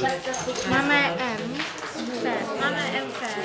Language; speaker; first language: French; non-native, learner; English